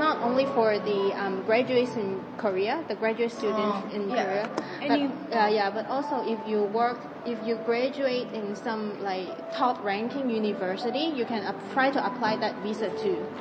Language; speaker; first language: English; non-native, fluent; Cantonese